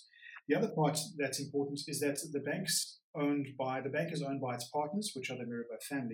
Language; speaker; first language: English; native; English